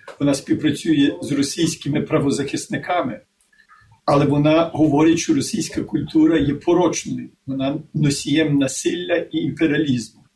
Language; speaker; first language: Ukrainian; early bilingual, heritage; Ukrainian